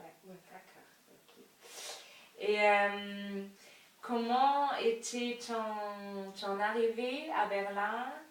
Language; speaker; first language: French; non-native, learner; German